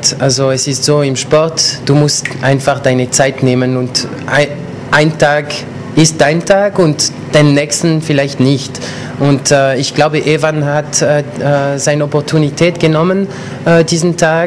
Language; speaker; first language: German; non-native, local second language; French